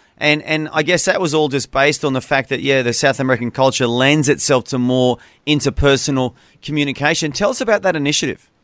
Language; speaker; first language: English; native; English